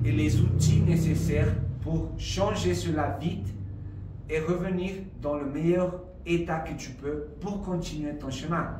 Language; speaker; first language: French; non-native, fluent; Spanish